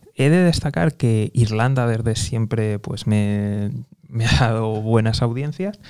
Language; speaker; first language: Spanish; native; Spanish